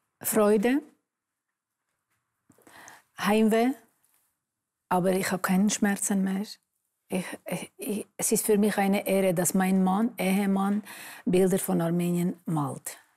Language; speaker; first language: German; non-native, fluent; Armenian